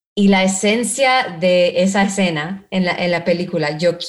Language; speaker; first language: Spanish; early bilingual, heritage; Spanish